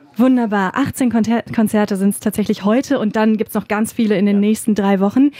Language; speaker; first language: German; native; German